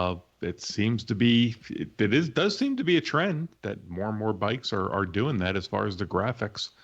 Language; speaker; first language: English; native; English